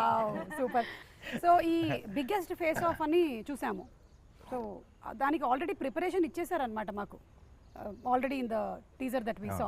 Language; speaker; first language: Telugu; native; Telugu